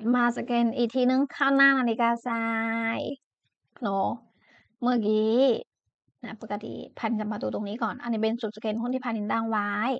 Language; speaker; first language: Thai; non-native, fluent; Chinese